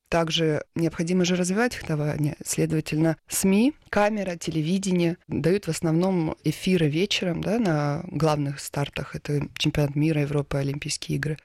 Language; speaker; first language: Russian; native; Russian